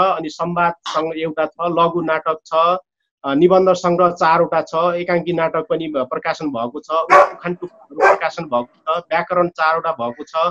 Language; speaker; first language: Nepali; non-native, local second language; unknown